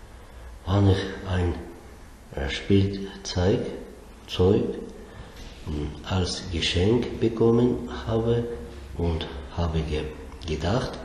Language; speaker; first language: German; non-native, learner; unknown